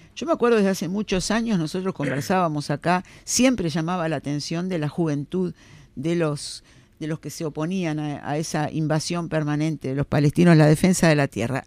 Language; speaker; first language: Spanish; native; Spanish